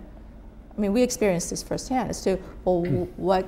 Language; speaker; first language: English; non-native, fluent; Persian